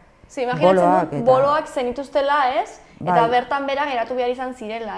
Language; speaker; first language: Basque; native; Basque